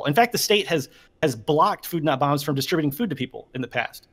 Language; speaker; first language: English; native; English